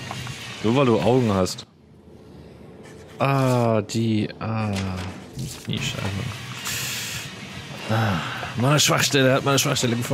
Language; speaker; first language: German; native; German